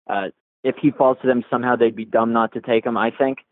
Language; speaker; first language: English; native; English